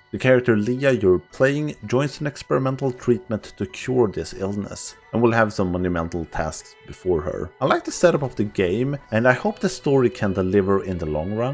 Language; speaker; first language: English; non-native, fluent; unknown